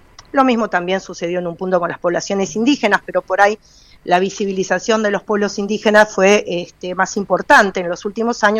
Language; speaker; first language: Spanish; native; Spanish